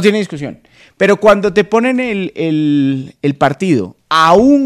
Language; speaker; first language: Spanish; native; Spanish